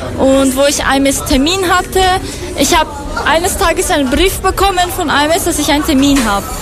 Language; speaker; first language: German; non-native, fluent; Persian